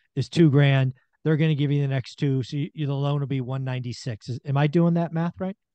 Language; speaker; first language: English; native; English